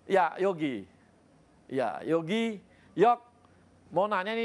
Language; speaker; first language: Indonesian; native; Indonesian